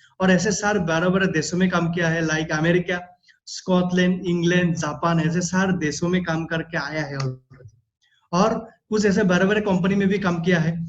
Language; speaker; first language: Hindi; non-native, local second language; Assamese